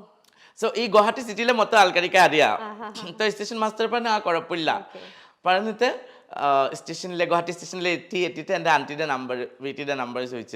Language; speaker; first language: Malayalam; non-native, local second language; Assamese